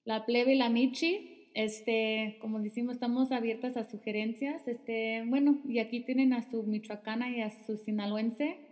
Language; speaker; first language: Spanish; early bilingual, heritage; Spanish